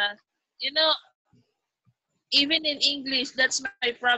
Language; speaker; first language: English; non-native, local second language; Filipino